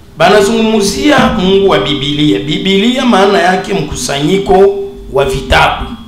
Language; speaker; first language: Swahili; native; Swahili